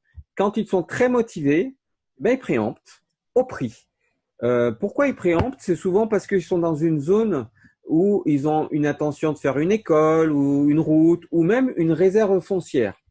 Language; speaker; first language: French; native; French